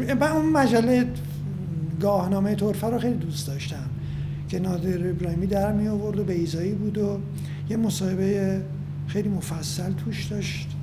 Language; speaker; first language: Persian; non-native, local second language; Armenian